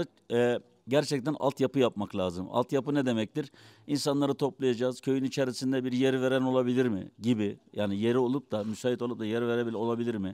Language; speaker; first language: Turkish; native; Turkish